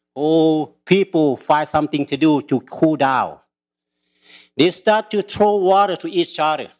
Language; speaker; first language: English; early bilingual, other home language; Lao